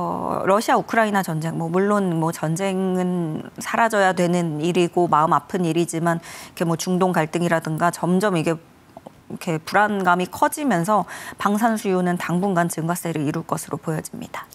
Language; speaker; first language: Korean; native; Korean